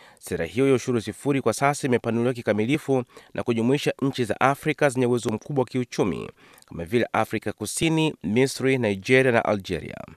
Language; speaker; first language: Swahili; native; Swahili